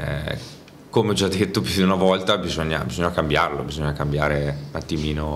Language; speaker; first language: Italian; native; Italian